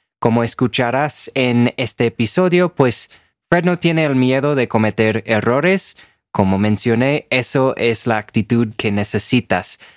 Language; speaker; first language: Spanish; non-native, fluent; English